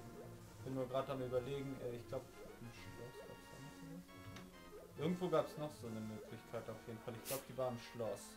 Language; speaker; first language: German; native; German